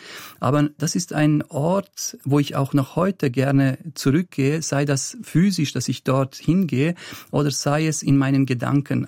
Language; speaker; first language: German; early bilingual, other home language; Bosnian